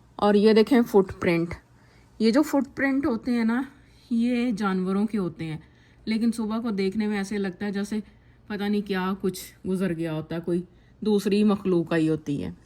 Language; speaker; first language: Urdu; native; Urdu